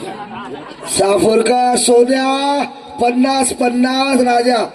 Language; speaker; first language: Hindi; non-native, local second language; Marathi